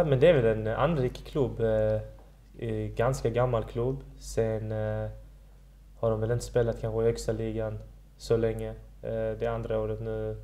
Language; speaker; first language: Swedish; early bilingual, other home language; Persian